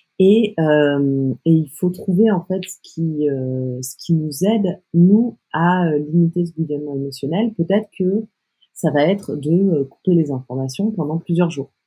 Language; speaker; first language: French; native; French